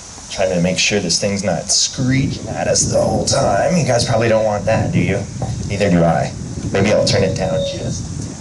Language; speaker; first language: English; native; English